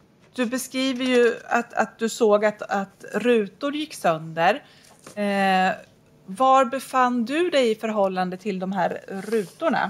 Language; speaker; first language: Swedish; native; Swedish